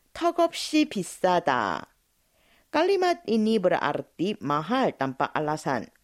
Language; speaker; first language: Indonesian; non-native, fluent; Korean